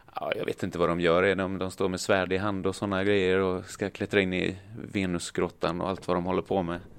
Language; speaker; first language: Swedish; native; Swedish